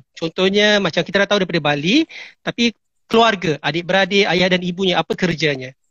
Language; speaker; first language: Malay; native; Malay